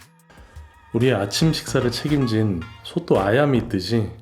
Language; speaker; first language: Korean; native; Korean